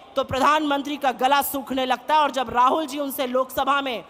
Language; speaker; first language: Hindi; native; Hindi